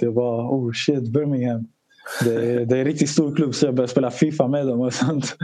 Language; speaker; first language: Swedish; early bilingual, other home language; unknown